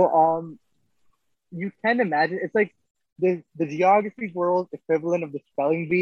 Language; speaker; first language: English; native; English